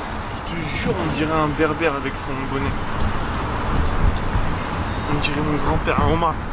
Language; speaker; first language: French; native; French